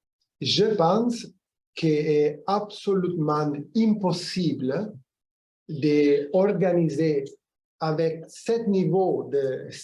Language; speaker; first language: French; non-native, fluent; Italian